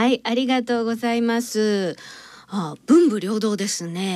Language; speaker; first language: Japanese; native; Japanese